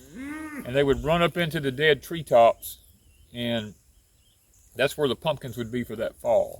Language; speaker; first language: English; native; English